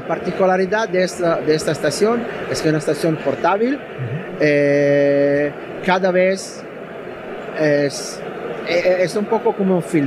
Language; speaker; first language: Spanish; non-native, learner; Italian